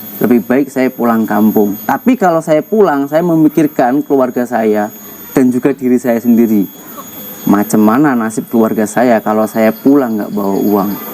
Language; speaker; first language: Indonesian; native; Indonesian